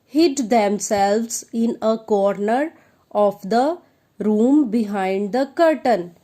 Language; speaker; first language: English; non-native, local second language; Punjabi